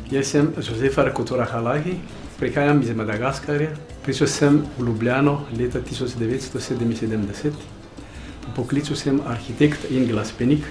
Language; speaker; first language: Slovenian; non-native, learner; Malagasy